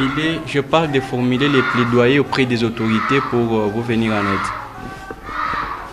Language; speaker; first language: French; non-native, local second language; Swahili